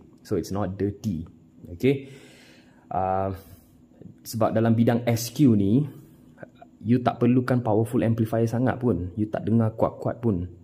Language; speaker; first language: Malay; non-native, local second language; Tamil